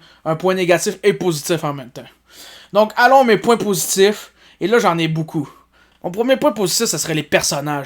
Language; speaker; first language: French; native; French